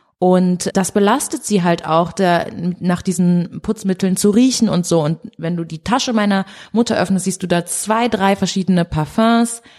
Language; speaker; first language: German; early bilingual, other home language; Portuguese